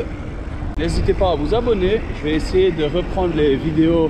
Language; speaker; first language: French; native; French